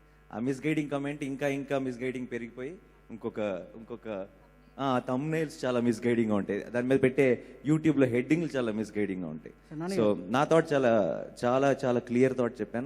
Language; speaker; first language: Telugu; native; Telugu